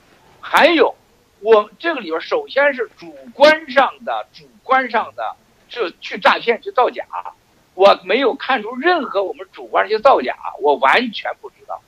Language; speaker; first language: Chinese; native; Chinese